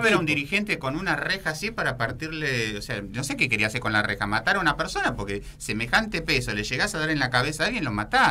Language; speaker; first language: Spanish; native; Spanish